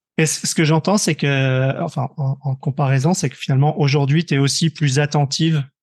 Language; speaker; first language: French; native; French